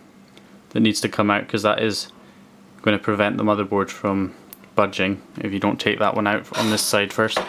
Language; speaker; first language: English; native; English